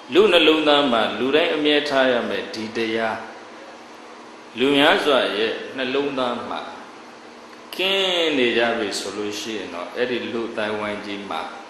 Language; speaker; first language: Burmese; native; Burmese